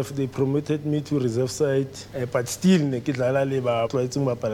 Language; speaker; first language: English; non-native, local second language; Southern Sotho